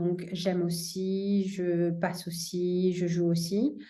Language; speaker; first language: French; non-native, fluent; English